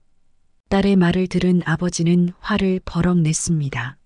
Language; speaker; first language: Korean; native; Korean